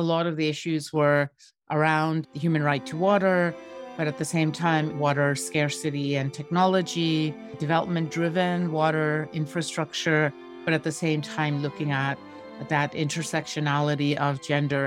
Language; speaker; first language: English; non-native, local second language; Bangla